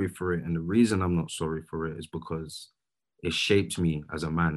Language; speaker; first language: English; native; English